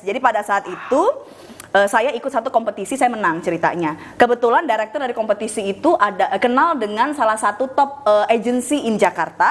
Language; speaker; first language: Indonesian; native; Indonesian